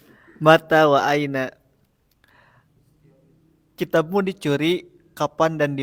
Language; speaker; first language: Indonesian; native; Indonesian